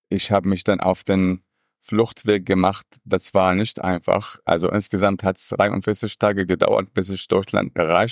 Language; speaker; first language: German; non-native, fluent; Arabic